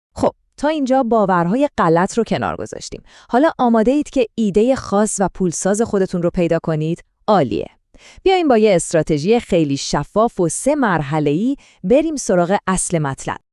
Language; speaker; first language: Persian; native; Persian